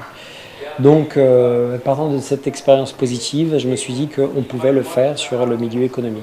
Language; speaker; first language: French; native; French